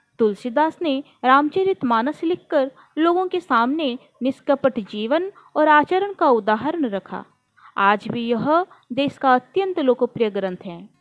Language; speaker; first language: Hindi; non-native, local second language; Odia